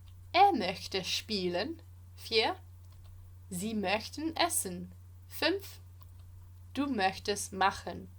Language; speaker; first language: German; non-native, fluent; English